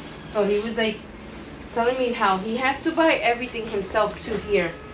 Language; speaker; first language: English; early bilingual, other home language; Spanish